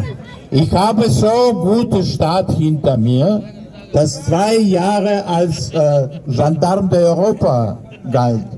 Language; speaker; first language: German; non-native, fluent; Russian